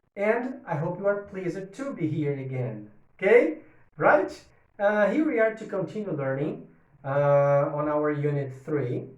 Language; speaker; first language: English; non-native, fluent; Portuguese